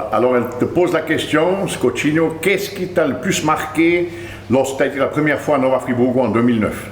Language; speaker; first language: French; native; French